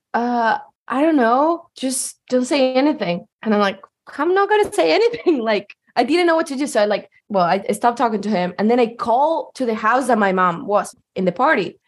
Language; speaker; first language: English; non-native, fluent; Spanish